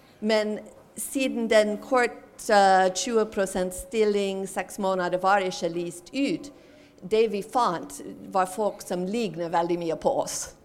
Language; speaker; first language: Norwegian; non-native, fluent; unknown